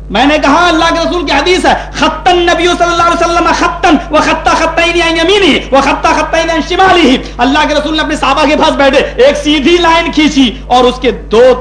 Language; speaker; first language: Urdu; native; Urdu